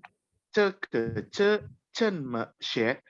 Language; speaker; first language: Chinese; non-native, learner; Indonesian